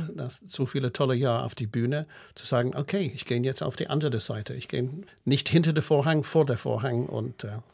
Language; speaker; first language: German; non-native, fluent; English